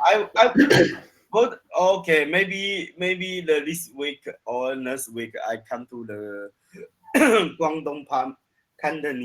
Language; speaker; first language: English; non-native, learner; Chinese